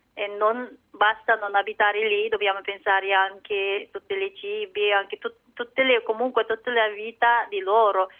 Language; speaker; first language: Italian; non-native, learner; Chinese